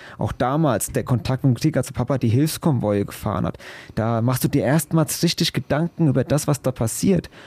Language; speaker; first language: German; early bilingual, other home language; Croatian